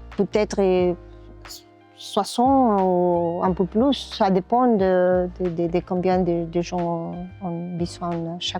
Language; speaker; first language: French; non-native, learner; Spanish